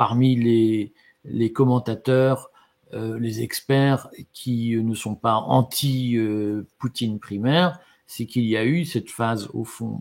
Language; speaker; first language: French; native; French